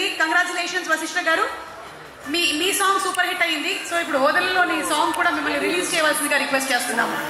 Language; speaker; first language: Telugu; native; Telugu